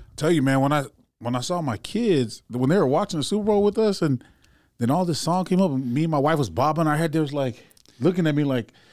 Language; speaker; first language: English; native; English